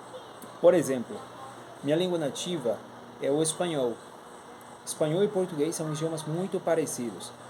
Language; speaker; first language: Portuguese; non-native, fluent; Spanish